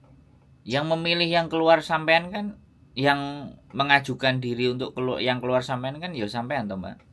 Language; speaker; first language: Indonesian; non-native, local second language; Javanese